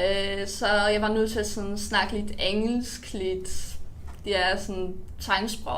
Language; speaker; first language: Danish; early bilingual, other home language; Polish